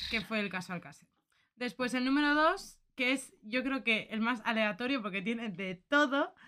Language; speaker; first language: Spanish; native; Spanish